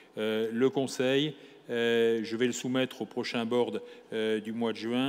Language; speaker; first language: French; native; French